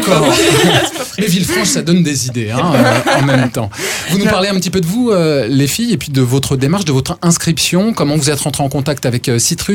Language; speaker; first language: French; native; French